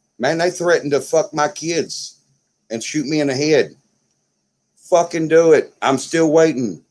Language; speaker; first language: English; native; English